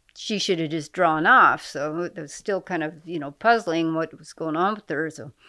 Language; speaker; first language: English; native; English